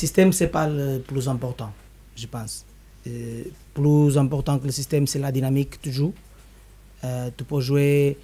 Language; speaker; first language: French; non-native, fluent; Spanish